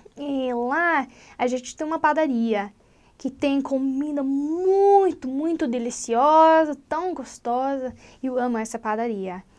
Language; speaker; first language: Portuguese; non-native, learner; English